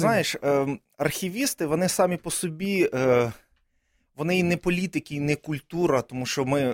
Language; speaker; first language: Ukrainian; native; Ukrainian